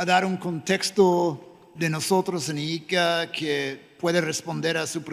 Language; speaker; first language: Spanish; non-native, fluent; English